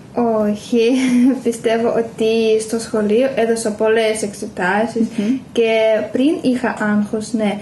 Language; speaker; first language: Greek; non-native, learner; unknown